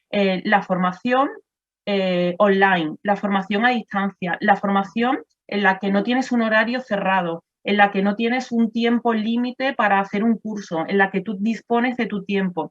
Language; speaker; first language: Spanish; native; Spanish